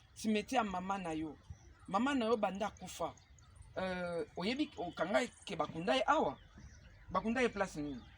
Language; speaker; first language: Lingala; native; Lingala